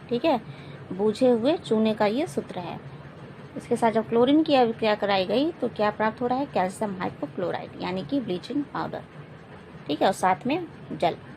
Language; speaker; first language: Hindi; native; Hindi